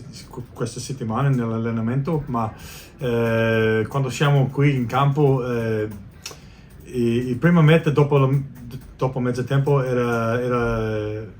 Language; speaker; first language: Italian; non-native, learner; English